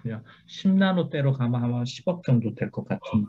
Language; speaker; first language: Korean; native; Korean